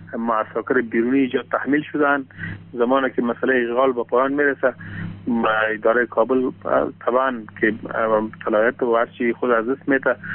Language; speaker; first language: Persian; non-native, local second language; Pashto